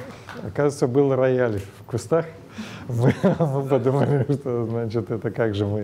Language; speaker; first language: Russian; native; Russian